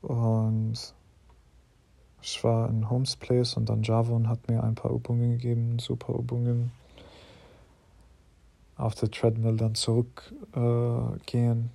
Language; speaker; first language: German; non-native, fluent; English